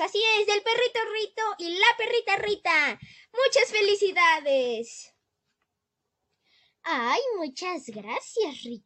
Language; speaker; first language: Spanish; native; Spanish